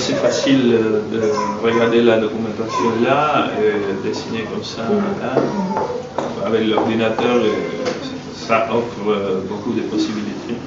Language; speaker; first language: French; non-native, fluent; Spanish